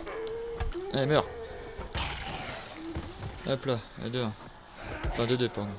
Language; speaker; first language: French; native; French